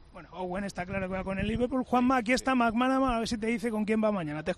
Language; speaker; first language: Spanish; native; Spanish